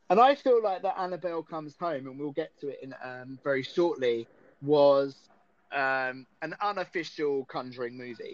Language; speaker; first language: English; native; English